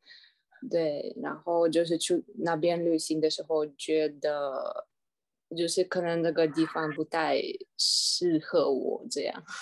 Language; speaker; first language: Chinese; non-native, fluent; Russian